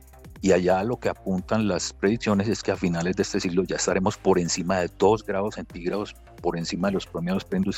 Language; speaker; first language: Spanish; native; Spanish